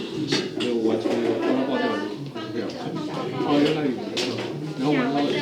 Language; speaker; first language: Chinese; native; Chinese